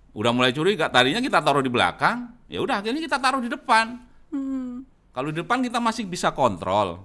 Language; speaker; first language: Indonesian; native; Indonesian